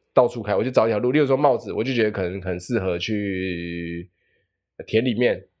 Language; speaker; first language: Chinese; native; Chinese